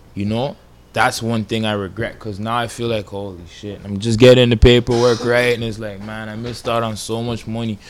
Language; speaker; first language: English; native; English